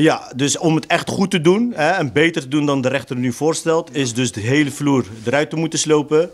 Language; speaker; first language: Dutch; native; Dutch